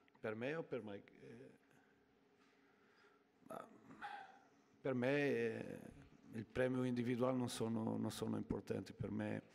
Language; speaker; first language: Italian; non-native, learner; Portuguese